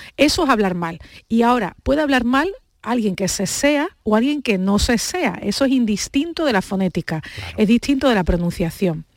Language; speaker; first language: Spanish; native; Spanish